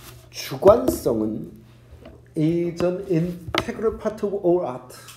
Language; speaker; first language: English; non-native, fluent; Korean